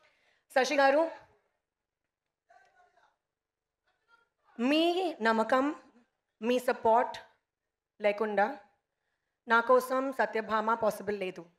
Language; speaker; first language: Telugu; non-native, learner; Hindi